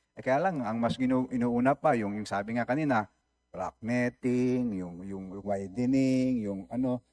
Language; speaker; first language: Filipino; non-native, local second language; Cebuano